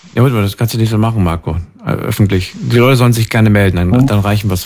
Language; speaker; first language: German; native; German